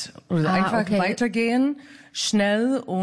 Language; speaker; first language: German; non-native, fluent; English